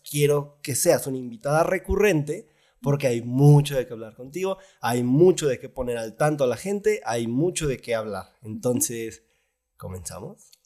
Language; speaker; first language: Spanish; native; Spanish